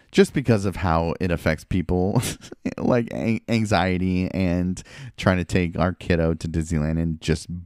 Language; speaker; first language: English; early bilingual, other home language; Spanish